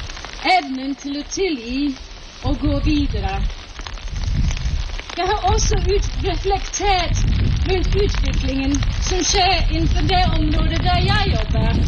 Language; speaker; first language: Norwegian; non-native, fluent; English